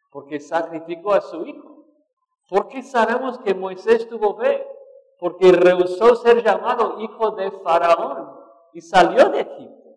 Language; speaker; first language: Spanish; non-native, fluent; English